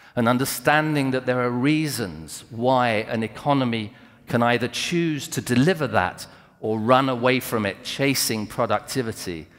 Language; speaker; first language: English; native; English